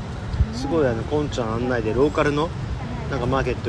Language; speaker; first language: Japanese; native; Japanese